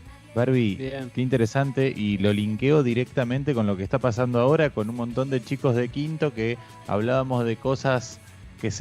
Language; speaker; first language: Spanish; native; Spanish